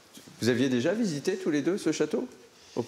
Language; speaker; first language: French; native; French